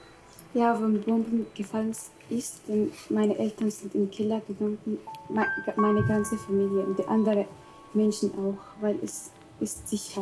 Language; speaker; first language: German; non-native, learner; Arabic